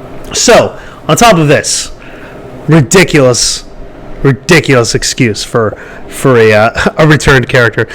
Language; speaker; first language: English; native; English